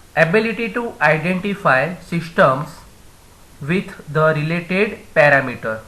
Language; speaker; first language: English; non-native, local second language; Gujarati